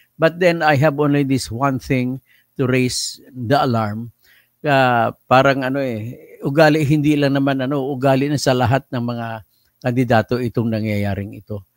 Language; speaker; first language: Filipino; native; Filipino